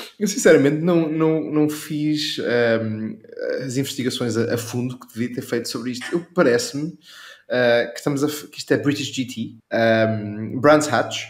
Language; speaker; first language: Portuguese; native; Portuguese